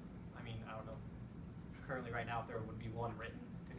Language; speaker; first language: English; native; English